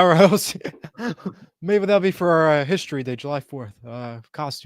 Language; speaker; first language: English; native; English